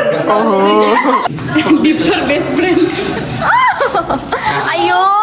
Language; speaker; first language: Hindi; non-native, local second language; Assamese